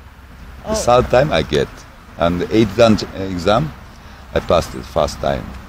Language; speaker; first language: English; non-native, learner; Japanese